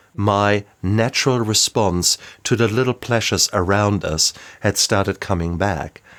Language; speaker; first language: English; non-native, fluent; German